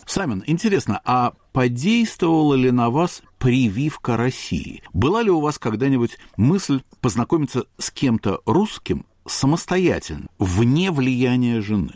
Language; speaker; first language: Russian; native; Russian